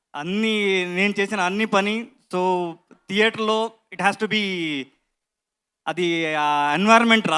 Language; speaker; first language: Telugu; non-native, learner; Kannada